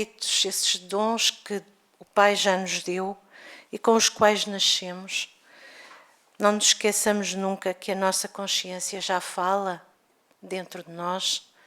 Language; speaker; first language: Portuguese; native; Portuguese